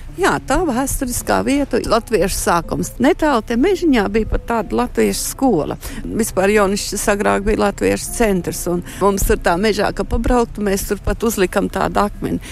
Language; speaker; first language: Latvian; early bilingual, heritage; Latvian